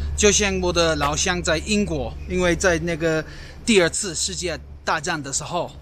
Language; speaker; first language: Chinese; non-native, fluent; English